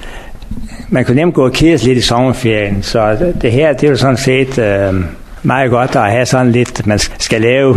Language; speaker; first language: Danish; native; Danish